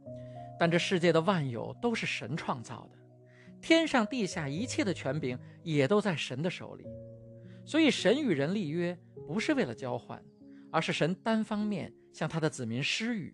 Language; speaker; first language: Chinese; native; Chinese